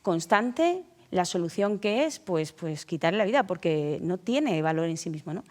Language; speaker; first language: Spanish; native; Spanish